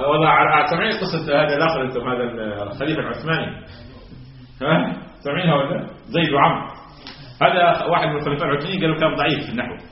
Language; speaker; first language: Arabic; native; Arabic